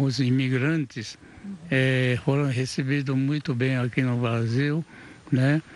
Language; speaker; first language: Portuguese; early bilingual, other home language; Japanese